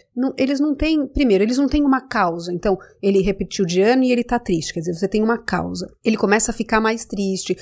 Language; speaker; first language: Portuguese; native; Portuguese